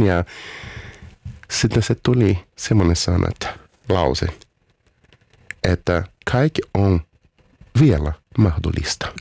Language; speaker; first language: Finnish; non-native, fluent; Portuguese